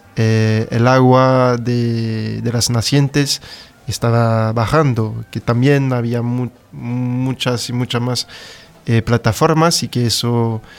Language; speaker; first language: Spanish; non-native, fluent; French